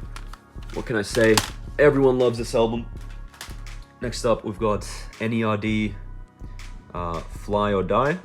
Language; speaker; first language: English; native; English